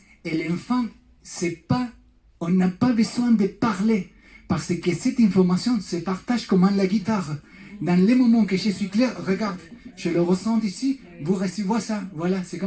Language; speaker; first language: French; non-native, fluent; Spanish